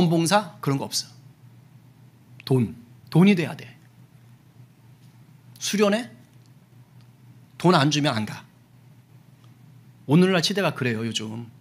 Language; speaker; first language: Korean; native; Korean